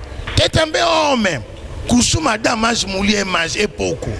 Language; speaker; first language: Portuguese; non-native, learner; Lingala